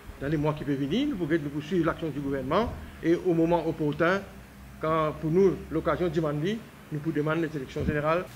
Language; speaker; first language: French; non-native, local second language; Morisyen